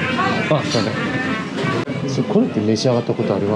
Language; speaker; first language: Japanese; non-native, learner; Korean